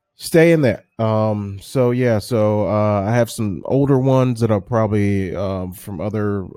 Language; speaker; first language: English; native; English